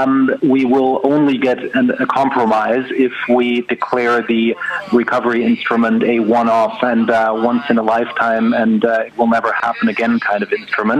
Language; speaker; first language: English; non-native, fluent; German